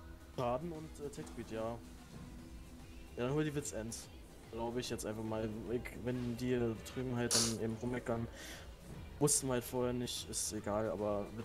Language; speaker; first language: German; native; German